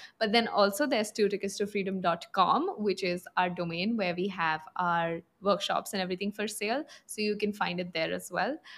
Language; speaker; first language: English; non-native, local second language; Punjabi